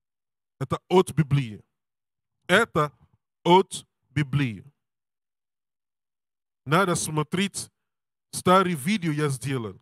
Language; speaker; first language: Russian; non-native, learner; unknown